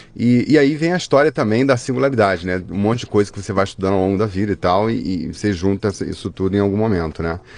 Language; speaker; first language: Portuguese; native; Portuguese